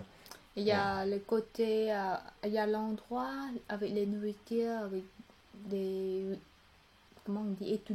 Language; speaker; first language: French; non-native, learner; Khmer